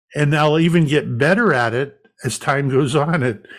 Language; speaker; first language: English; native; English